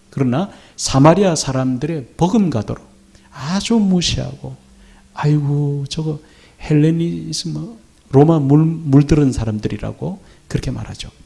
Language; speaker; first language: Korean; native; Korean